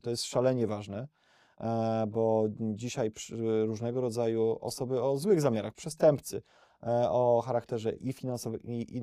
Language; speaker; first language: Polish; native; Polish